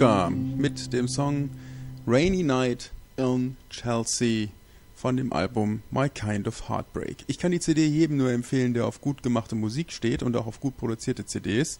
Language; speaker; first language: German; native; German